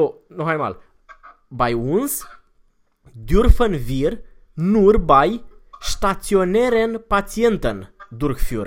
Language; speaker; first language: German; non-native, fluent; Romanian